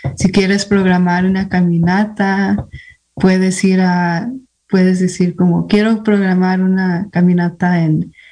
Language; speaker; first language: Spanish; early bilingual, heritage; Spanish